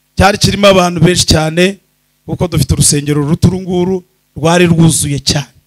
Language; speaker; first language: Kinyarwanda; early bilingual, heritage; Kinyarwanda